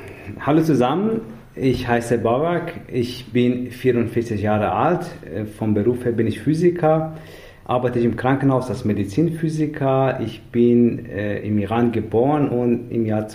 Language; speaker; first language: German; non-native, fluent; Persian